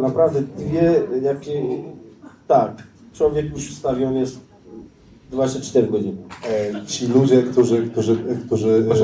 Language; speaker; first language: Polish; non-native, learner; Persian